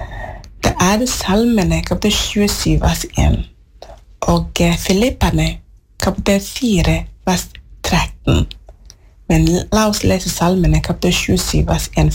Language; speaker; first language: Norwegian; non-native, fluent; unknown